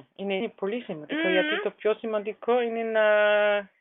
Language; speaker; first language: Greek; non-native, learner; German